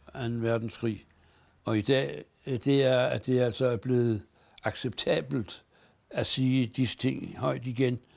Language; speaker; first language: Danish; native; Danish